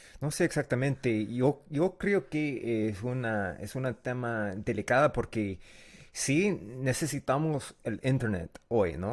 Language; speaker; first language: Spanish; non-native, learner; English